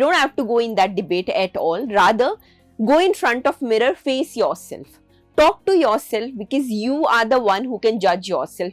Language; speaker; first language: English; non-native, local second language; Hindi